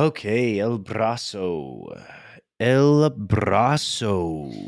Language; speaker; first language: Spanish; non-native, learner; English